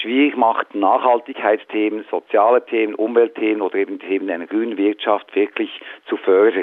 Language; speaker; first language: German; native; German